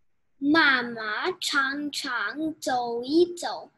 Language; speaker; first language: Chinese; non-native, learner; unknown